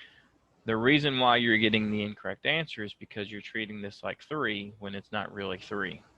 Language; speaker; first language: English; native; English